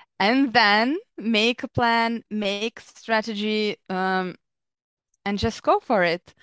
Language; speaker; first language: English; non-native, fluent; Serbian